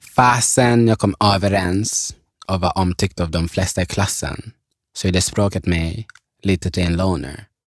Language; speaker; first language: Swedish; early bilingual, other home language; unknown